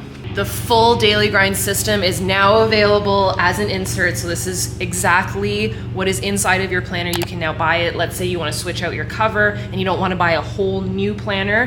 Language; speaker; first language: English; native; English